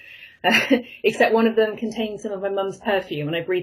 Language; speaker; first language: English; native; English